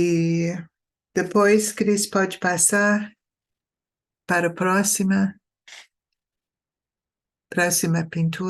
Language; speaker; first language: Portuguese; non-native, fluent; English